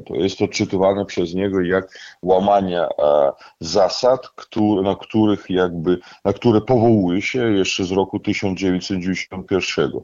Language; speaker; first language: Polish; non-native, fluent; Russian